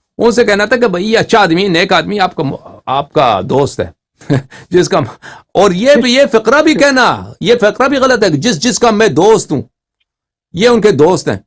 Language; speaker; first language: Urdu; native; Urdu